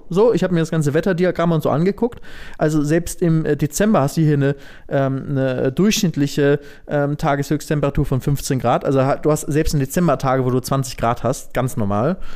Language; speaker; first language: German; native; German